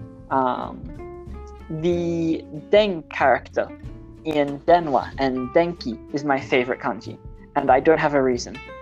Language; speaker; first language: English; native; English